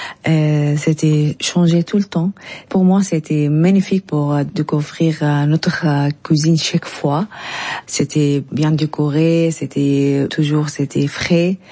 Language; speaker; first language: French; non-native, learner; Arabic